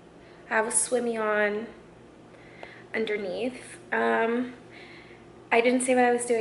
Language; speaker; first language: English; native; English